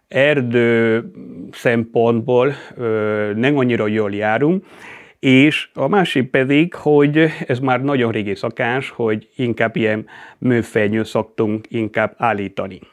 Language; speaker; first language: Hungarian; non-native, fluent; Spanish